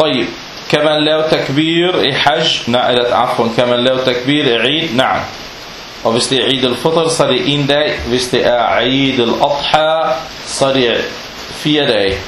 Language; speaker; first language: Danish; non-native, fluent; Arabic